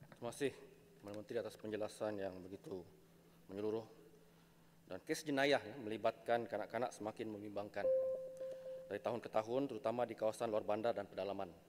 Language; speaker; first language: Malay; native; Malay